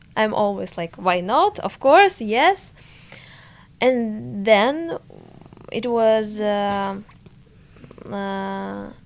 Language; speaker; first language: English; non-native, fluent; Ukrainian